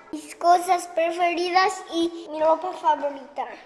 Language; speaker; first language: Spanish; non-native, learner; English